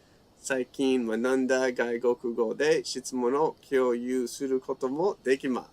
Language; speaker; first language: Japanese; non-native, fluent; English